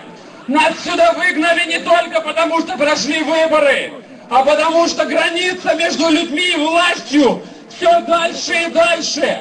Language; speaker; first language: Russian; native; Russian